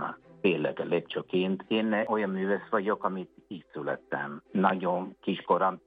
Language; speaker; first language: Hungarian; non-native, fluent; Italian